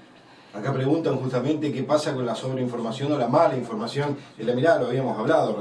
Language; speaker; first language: Spanish; native; Spanish